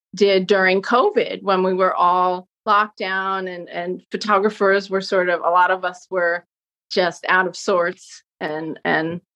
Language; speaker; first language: English; native; English